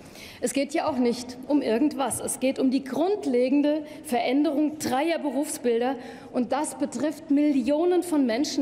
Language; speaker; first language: German; native; German